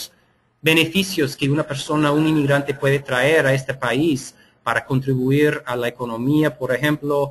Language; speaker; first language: Spanish; non-native, fluent; English